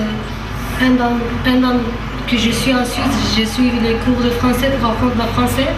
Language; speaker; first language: French; non-native, learner; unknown